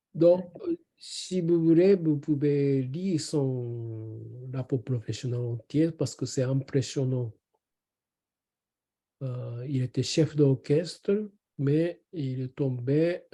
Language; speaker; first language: French; non-native, learner; Japanese